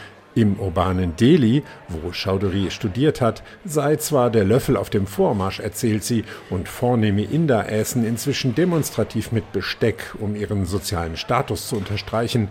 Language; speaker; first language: German; native; German